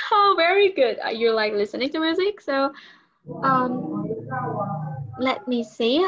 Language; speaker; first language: English; non-native, learner; Vietnamese